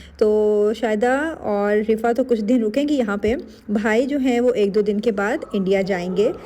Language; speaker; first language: Urdu; native; Urdu